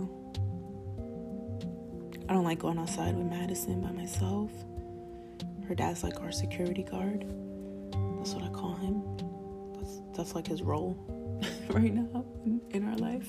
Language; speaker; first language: English; early bilingual, other home language; Spanish